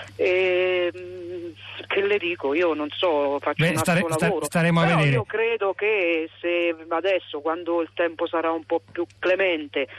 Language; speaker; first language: Italian; native; Italian